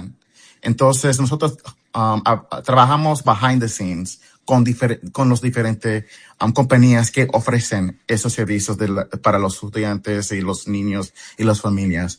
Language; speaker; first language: Spanish; early bilingual, heritage; English